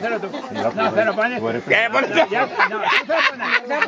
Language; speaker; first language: Spanish; native; Spanish